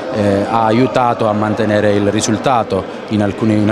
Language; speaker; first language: Italian; native; Italian